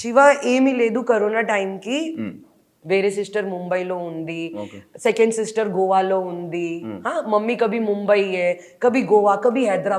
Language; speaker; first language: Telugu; non-native, local second language; Hindi